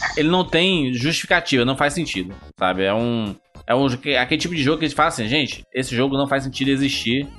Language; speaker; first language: Portuguese; native; Portuguese